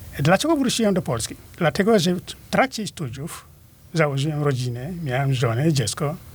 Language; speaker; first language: Polish; non-native, fluent; Fula